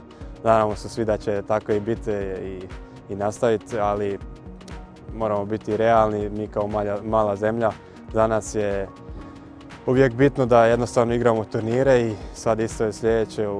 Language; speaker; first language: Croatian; early bilingual, heritage; Croatian